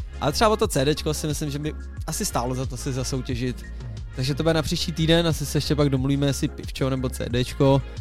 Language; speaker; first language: Czech; native; Czech